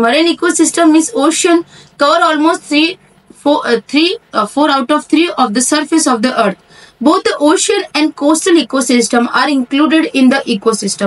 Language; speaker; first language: English; non-native, local second language; Hindi